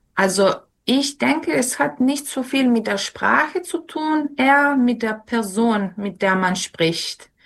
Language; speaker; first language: German; non-native, fluent; Serbian